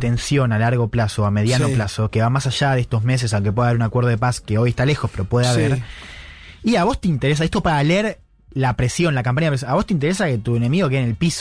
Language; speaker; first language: Spanish; native; Spanish